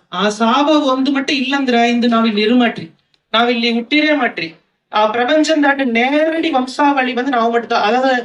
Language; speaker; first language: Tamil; non-native, local second language; Kannada